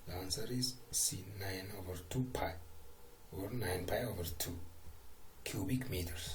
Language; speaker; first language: English; non-native, local second language; Amharic